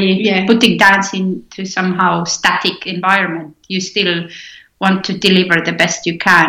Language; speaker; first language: English; non-native, fluent; Estonian